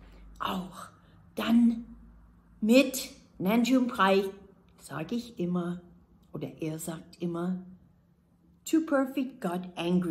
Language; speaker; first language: German; non-native, fluent; English